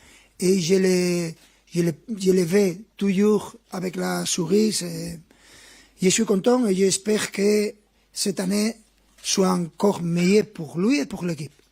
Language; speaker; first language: French; non-native, fluent; Spanish